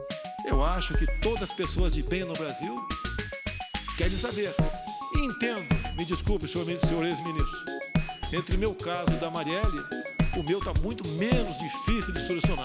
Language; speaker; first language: Portuguese; native; Portuguese